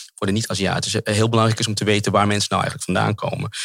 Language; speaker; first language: Dutch; native; Dutch